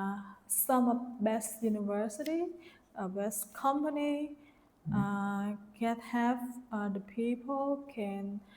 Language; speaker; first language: English; non-native, learner; Vietnamese